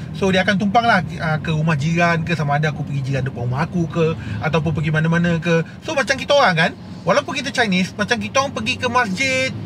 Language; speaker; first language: Malay; non-native, local second language; Chinese